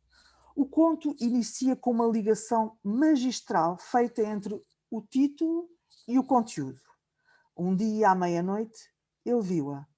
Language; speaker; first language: Portuguese; native; Portuguese